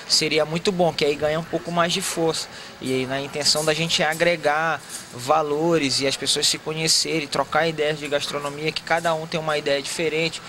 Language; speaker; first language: Portuguese; native; Portuguese